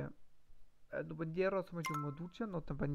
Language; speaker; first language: Portuguese; non-native, learner; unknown